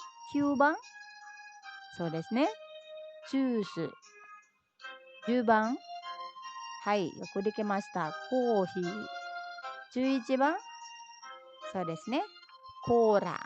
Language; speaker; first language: Japanese; non-native, fluent; Indonesian